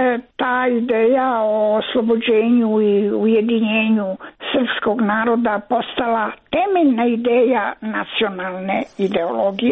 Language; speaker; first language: Croatian; native; Croatian